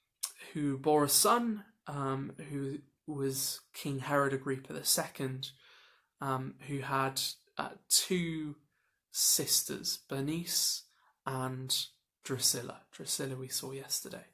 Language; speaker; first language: English; native; English